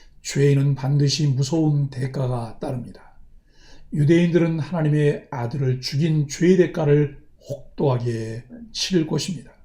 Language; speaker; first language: Korean; native; Korean